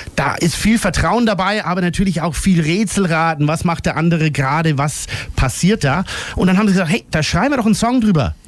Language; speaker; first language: German; native; German